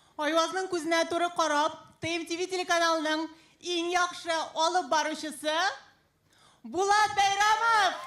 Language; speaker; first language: Tatar; native; Tatar